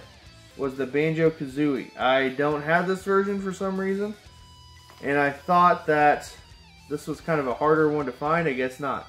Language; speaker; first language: English; native; English